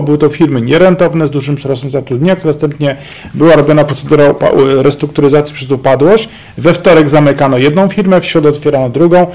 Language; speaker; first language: Polish; native; Polish